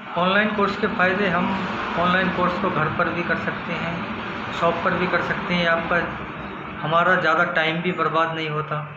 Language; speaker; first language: Hindi; native; Hindi